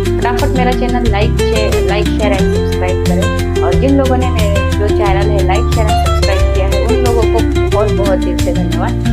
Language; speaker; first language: Hindi; non-native, local second language; Marathi